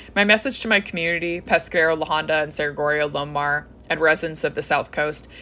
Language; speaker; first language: English; native; English